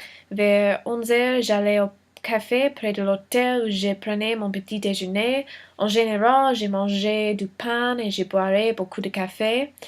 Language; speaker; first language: French; non-native, learner; English